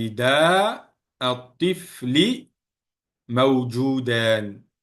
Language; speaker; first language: Arabic; non-native, fluent; French